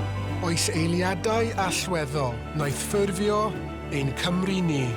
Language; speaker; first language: Welsh; non-native, local second language; English